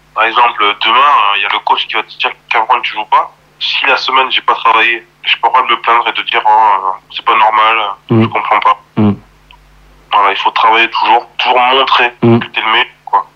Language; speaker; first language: French; native; French